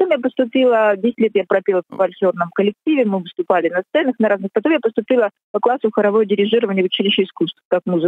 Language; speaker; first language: Russian; native; Russian